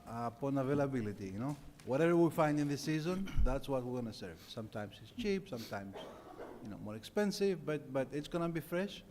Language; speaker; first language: English; non-native, fluent; Greek